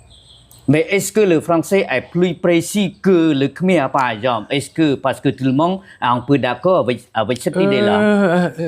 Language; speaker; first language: French; non-native, fluent; Khmer